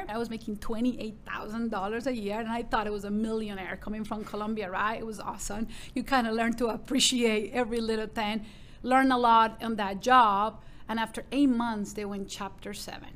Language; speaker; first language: English; non-native, fluent; Spanish